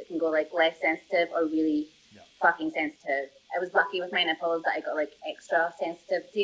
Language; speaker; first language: English; native; English